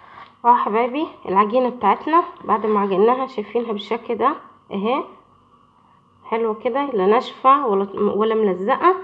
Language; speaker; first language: Arabic; native; Arabic